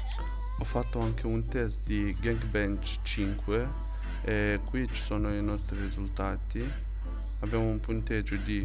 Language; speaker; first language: Italian; non-native, fluent; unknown